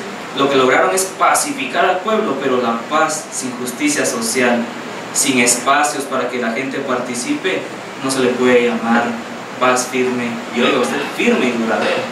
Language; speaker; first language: Spanish; native; Spanish